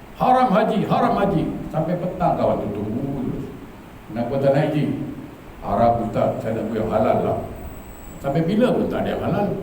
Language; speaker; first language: Malay; native; Malay